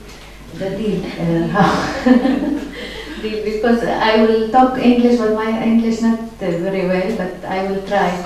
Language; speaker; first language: English; non-native, learner; Arabic